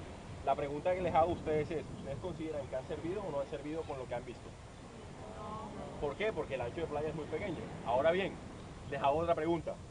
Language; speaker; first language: Spanish; native; Spanish